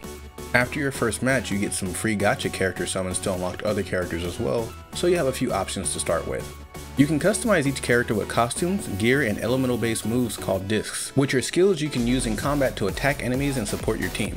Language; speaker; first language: English; native; English